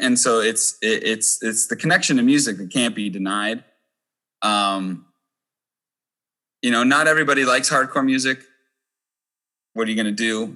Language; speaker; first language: English; native; English